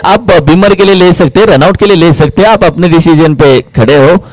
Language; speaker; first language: Hindi; non-native, local second language; Marathi